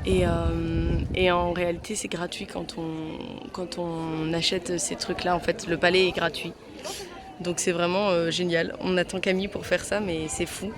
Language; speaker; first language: French; native; French